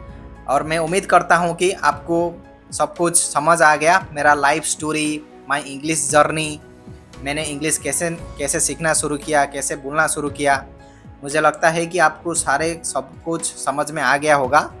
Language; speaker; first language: Hindi; non-native, local second language; Odia